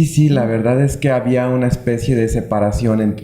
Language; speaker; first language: Spanish; native; Spanish